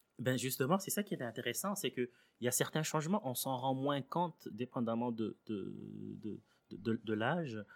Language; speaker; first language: French; early bilingual, other home language; Swahili